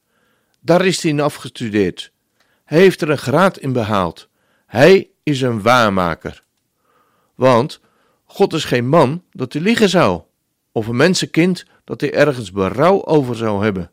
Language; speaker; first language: Dutch; native; Dutch